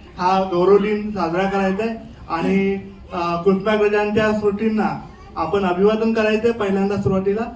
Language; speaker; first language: Marathi; native; Marathi